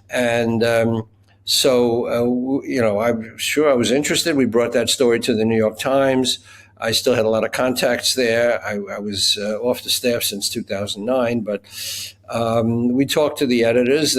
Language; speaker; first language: English; native; English